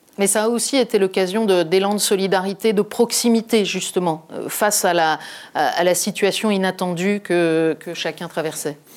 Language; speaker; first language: French; native; French